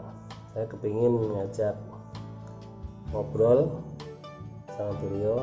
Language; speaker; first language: Indonesian; native; Indonesian